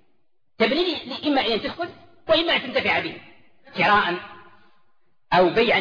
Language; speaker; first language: Arabic; native; Arabic